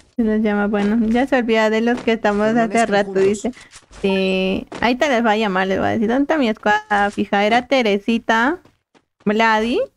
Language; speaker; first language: Spanish; native; Spanish